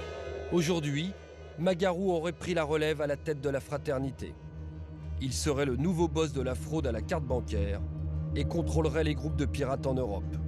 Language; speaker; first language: French; native; French